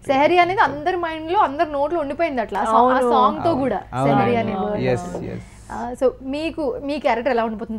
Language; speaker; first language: Telugu; native; Telugu